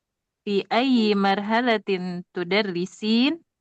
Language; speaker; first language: Arabic; non-native, learner; Indonesian